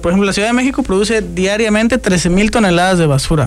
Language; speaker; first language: Spanish; native; Spanish